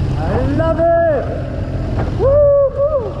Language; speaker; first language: English; non-native, fluent; German